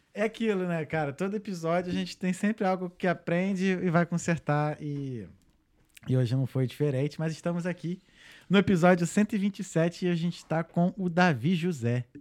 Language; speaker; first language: Portuguese; native; Portuguese